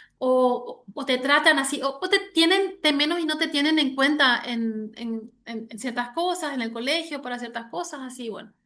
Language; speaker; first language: Spanish; early bilingual, other home language; German